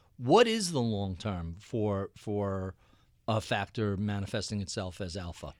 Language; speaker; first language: English; native; English